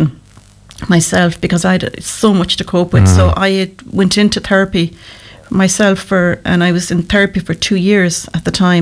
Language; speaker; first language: English; native; English